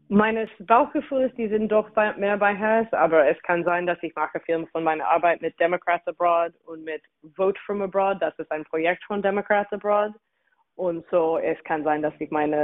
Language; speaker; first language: German; non-native, fluent; English